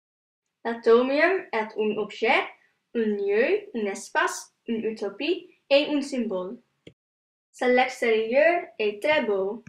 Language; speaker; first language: French; non-native, learner; Dutch